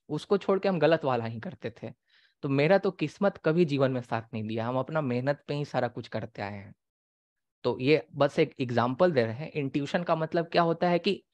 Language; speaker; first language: Hindi; native; Hindi